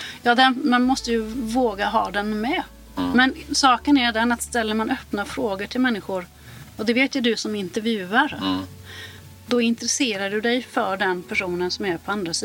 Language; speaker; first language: Swedish; native; Swedish